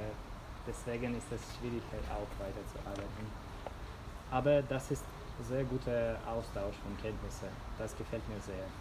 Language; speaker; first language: German; non-native, fluent; Russian